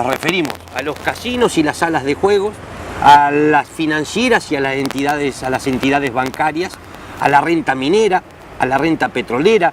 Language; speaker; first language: Spanish; native; Spanish